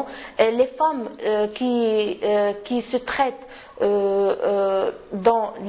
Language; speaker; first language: French; non-native, learner; Arabic